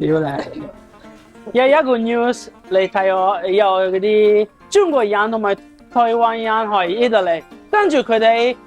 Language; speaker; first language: Cantonese; non-native, learner; Italian